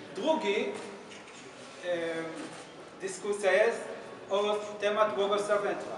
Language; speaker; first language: Polish; non-native, learner; Hebrew